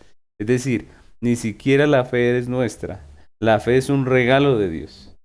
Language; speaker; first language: Spanish; native; Spanish